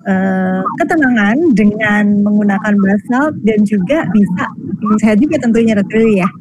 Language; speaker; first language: Indonesian; native; Indonesian